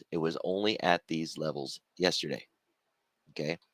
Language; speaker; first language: English; native; English